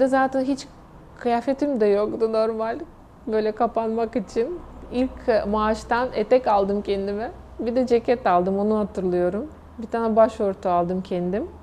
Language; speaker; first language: Turkish; non-native, fluent; Russian